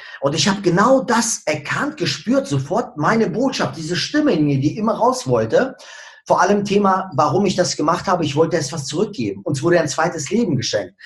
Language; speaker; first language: German; early bilingual, other home language; Russian